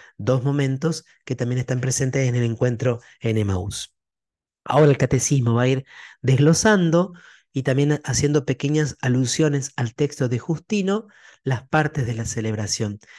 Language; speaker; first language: Spanish; native; Spanish